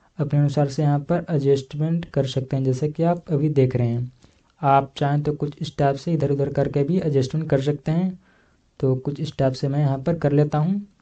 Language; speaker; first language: Hindi; native; Hindi